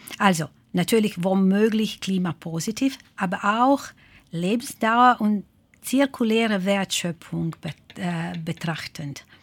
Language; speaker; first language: German; non-native, fluent; Croatian